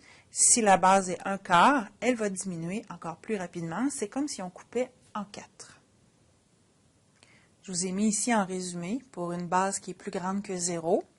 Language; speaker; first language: French; native; French